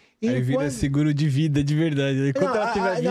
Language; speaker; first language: Portuguese; native; Portuguese